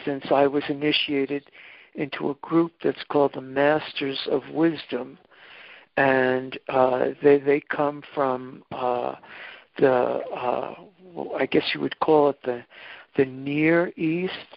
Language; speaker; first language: English; native; English